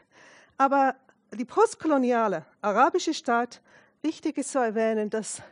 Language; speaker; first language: German; non-native, fluent; Arabic